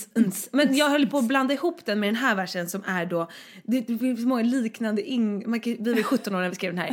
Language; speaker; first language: Swedish; native; Swedish